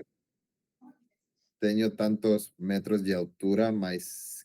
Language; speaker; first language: Portuguese; non-native, learner; Spanish